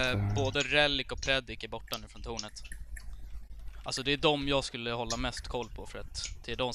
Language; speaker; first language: Swedish; native; Swedish